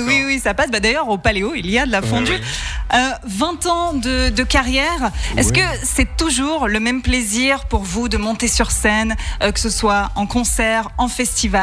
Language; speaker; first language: French; native; French